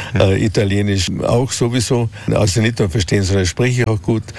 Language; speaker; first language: German; native; German